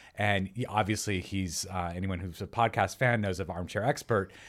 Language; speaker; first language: English; native; English